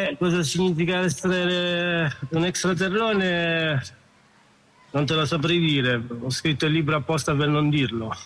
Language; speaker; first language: Italian; early bilingual, other home language; Albanian